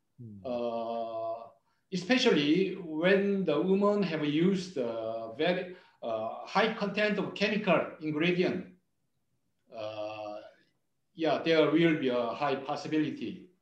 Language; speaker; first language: English; non-native, learner; Korean